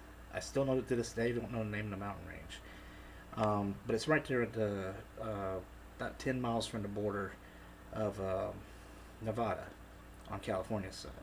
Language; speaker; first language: English; native; English